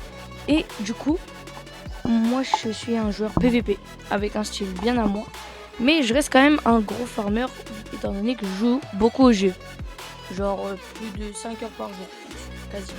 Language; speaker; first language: French; native; French